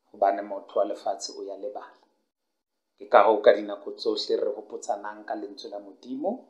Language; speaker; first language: Northern Sotho; non-native, local second language; Southern Sotho